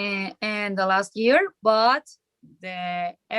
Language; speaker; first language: English; non-native, learner; Spanish